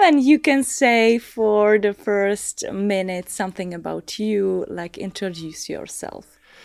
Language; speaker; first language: English; non-native, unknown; Czech